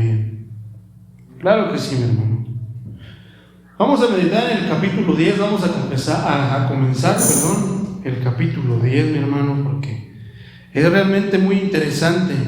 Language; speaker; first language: Spanish; native; Spanish